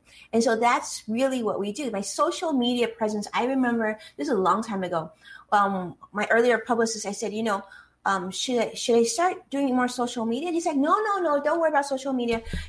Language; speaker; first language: English; early bilingual, other home language; Chinese